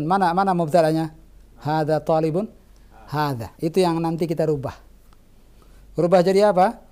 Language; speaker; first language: Indonesian; native; Indonesian